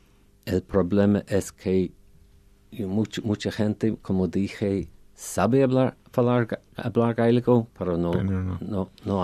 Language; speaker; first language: Spanish; non-native, fluent; English